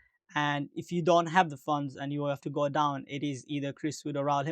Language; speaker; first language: English; native; English